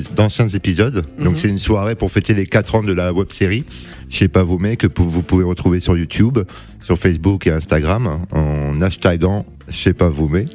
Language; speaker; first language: French; native; French